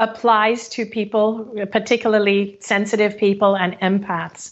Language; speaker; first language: English; native; English